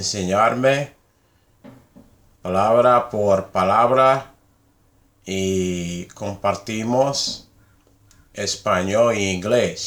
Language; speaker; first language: Spanish; non-native, learner; English